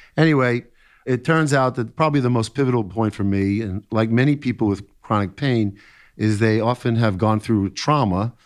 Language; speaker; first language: English; native; English